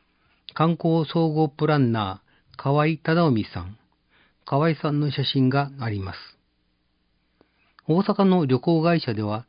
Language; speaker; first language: Japanese; native; Japanese